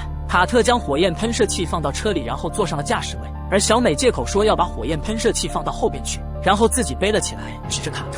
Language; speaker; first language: Chinese; native; Chinese